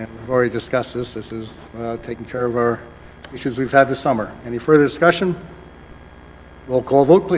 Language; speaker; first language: English; native; English